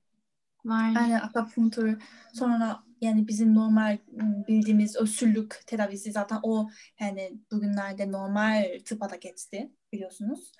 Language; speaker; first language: Turkish; non-native, fluent; Korean